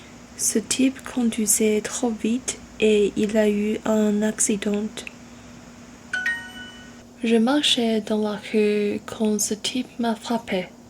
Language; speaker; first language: French; non-native, learner; Chinese